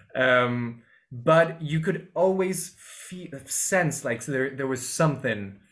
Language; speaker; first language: English; non-native, fluent; Spanish